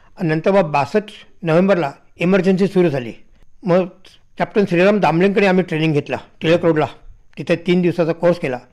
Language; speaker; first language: Marathi; native; Marathi